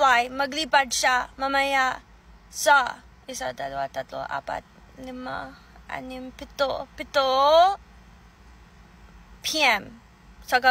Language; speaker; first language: Filipino; early bilingual, heritage; English